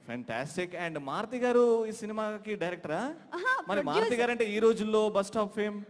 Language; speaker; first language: Telugu; native; Telugu